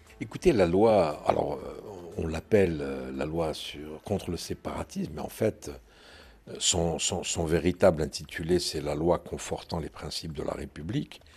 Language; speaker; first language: French; non-native, local second language; Arabic